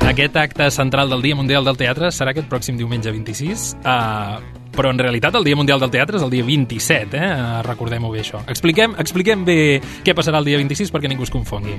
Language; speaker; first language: Catalan; native; Catalan